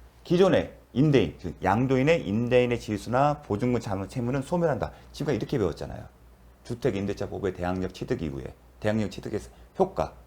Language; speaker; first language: Korean; native; Korean